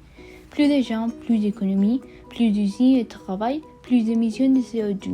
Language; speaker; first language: French; non-native, learner; Spanish